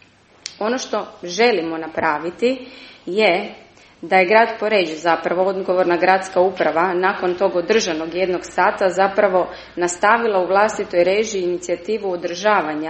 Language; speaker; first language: Croatian; native; Croatian